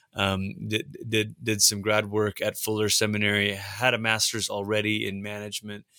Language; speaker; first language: English; early bilingual, other home language; Tamil